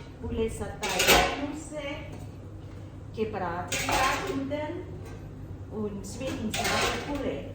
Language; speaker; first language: German; non-native, learner; Thai